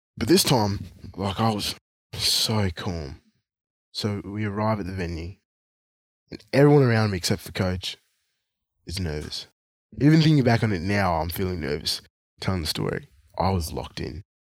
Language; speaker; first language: English; non-native, local second language; Swahili